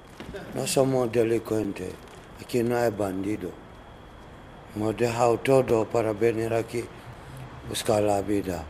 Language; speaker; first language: Spanish; non-native, learner; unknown